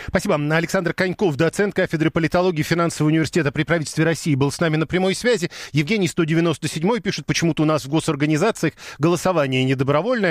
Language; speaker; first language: Russian; native; Russian